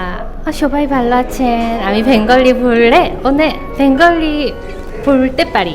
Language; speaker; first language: Bangla; non-native, learner; Korean